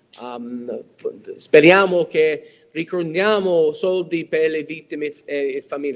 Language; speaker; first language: Italian; early bilingual, heritage; English